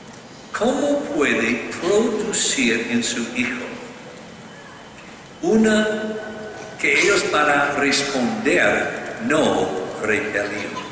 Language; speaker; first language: Spanish; non-native, learner; English